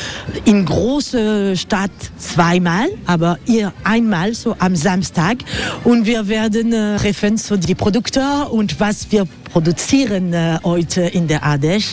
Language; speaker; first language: German; non-native, learner; French